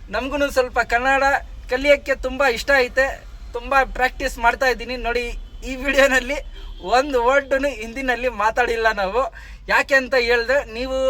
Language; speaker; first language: Kannada; non-native, local second language; Hindi